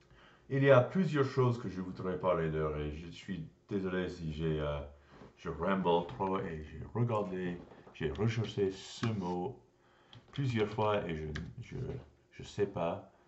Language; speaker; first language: French; non-native, learner; English